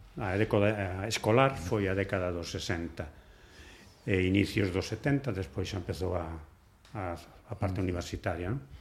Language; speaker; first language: Galician; non-native, local second language; Spanish